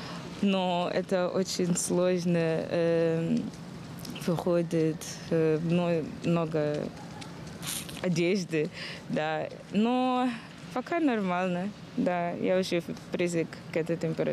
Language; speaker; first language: Russian; non-native, learner; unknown